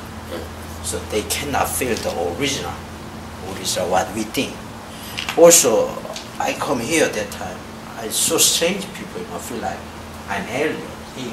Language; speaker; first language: English; non-native, learner; Korean